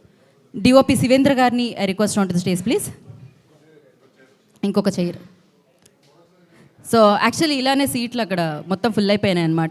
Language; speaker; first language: Telugu; native; Telugu